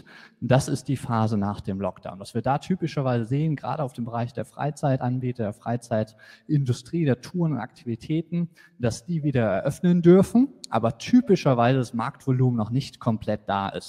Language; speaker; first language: German; native; German